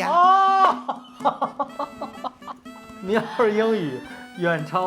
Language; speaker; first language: Chinese; native; Chinese